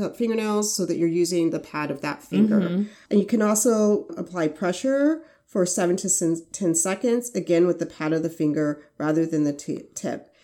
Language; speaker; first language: English; native; English